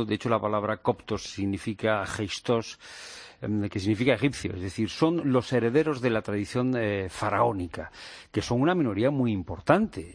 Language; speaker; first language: Spanish; native; Spanish